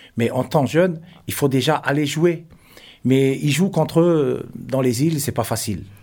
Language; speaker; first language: French; non-native, local second language; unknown